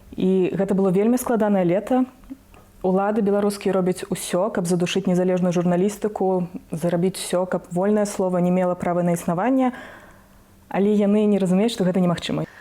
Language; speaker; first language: Belarusian; non-native, local second language; Russian